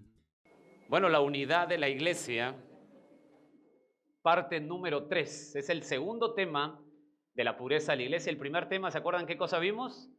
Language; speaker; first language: Spanish; native; Spanish